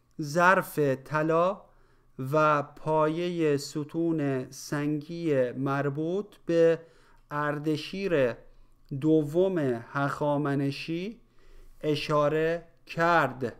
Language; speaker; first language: Persian; native; Persian